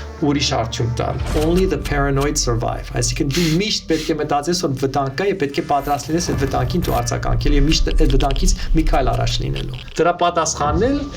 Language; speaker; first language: Armenian; early bilingual, heritage; Armenian